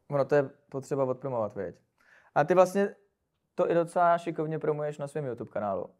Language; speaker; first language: Czech; native; Czech